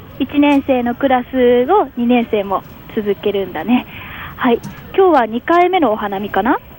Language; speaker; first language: Japanese; native; Japanese